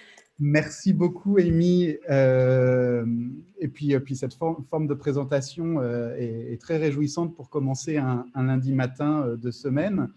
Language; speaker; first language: French; native; French